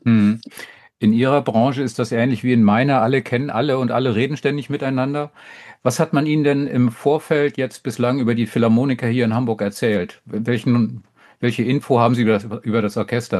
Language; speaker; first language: German; native; German